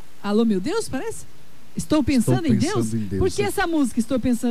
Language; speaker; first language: Portuguese; native; Portuguese